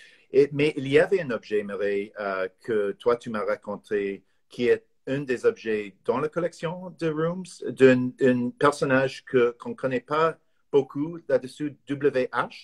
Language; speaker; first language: French; non-native, fluent; English